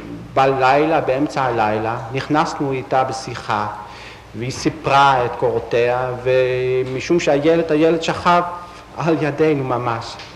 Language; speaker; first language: Hebrew; non-native, fluent; Dutch